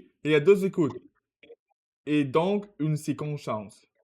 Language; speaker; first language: French; non-native, learner; Russian